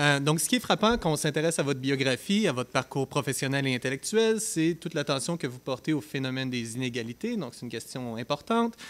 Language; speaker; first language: French; native; French